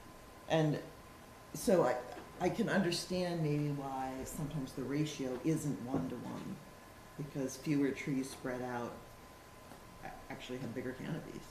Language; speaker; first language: English; native; English